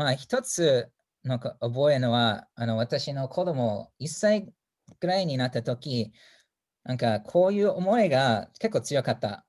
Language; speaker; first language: Japanese; non-native, fluent; English